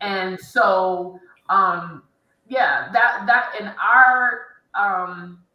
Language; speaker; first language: English; native; English